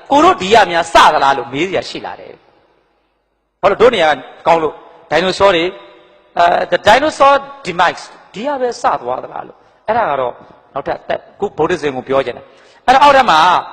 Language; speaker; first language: Burmese; non-native, local second language; Mon